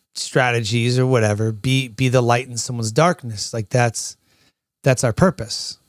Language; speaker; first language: English; native; English